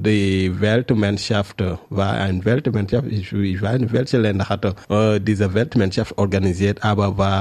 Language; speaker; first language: German; non-native, learner; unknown